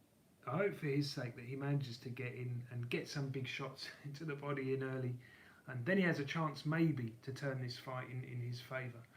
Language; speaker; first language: English; native; English